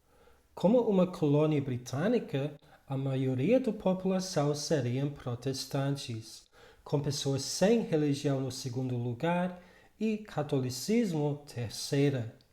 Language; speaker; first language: Portuguese; non-native, fluent; English